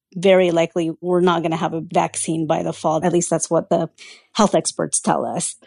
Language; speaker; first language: English; early bilingual, other home language; Spanish